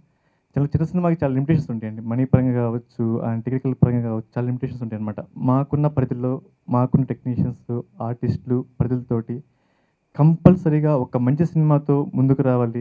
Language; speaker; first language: Telugu; native; Telugu